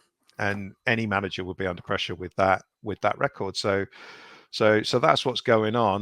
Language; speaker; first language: English; native; English